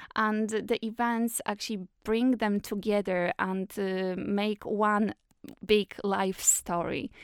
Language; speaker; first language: English; non-native, fluent; Polish